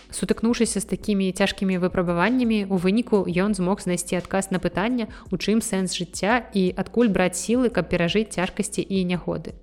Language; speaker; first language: Belarusian; native; Belarusian